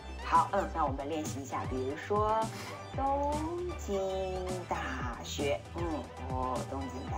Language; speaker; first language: Chinese; non-native, fluent; Japanese